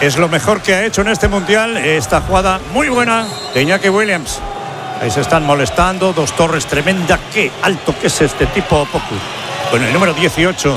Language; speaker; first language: Spanish; native; Spanish